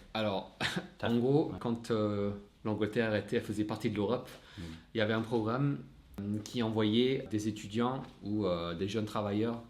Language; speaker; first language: French; non-native, fluent; English